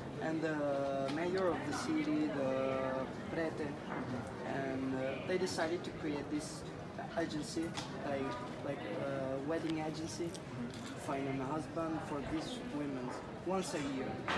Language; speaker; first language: English; non-native, fluent; Italian